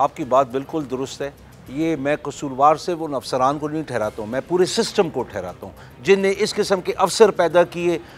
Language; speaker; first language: Urdu; non-native, local second language; Punjabi